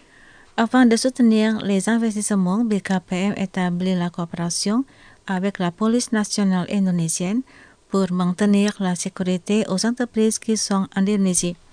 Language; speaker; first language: French; non-native, fluent; Indonesian